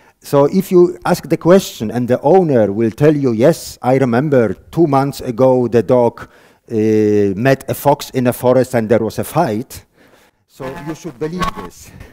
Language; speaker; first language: English; non-native, fluent; Polish